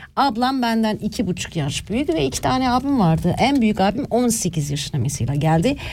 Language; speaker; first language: Turkish; early bilingual, heritage; Turkish